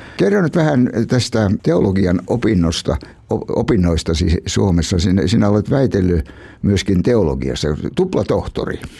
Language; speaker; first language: Finnish; native; Finnish